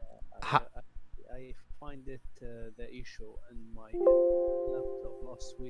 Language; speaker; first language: English; non-native, learner; Arabic